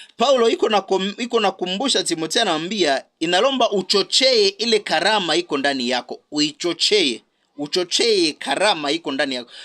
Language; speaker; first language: Swahili; native; Swahili